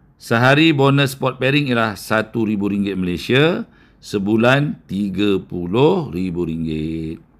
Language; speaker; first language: Malay; native; Malay